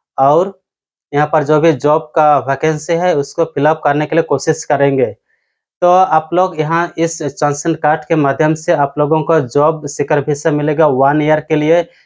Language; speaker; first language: Hindi; non-native, local second language; Odia